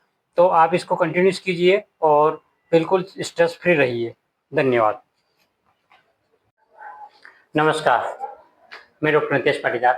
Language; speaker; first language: Hindi; native; Hindi